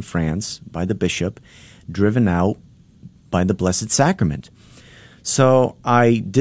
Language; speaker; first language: English; early bilingual, other home language; Polish